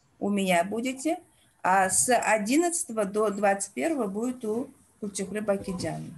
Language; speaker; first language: Russian; non-native, local second language; Uzbek